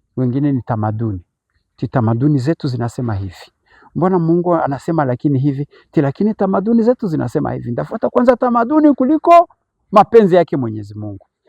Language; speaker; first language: Swahili; native; Swahili